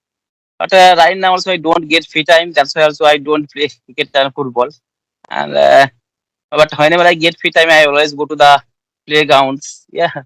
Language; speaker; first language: English; non-native, learner; Bangla